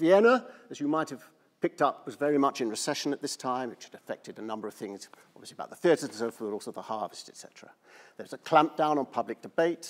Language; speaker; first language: English; native; English